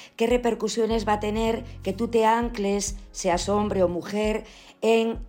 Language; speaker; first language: Spanish; native; Spanish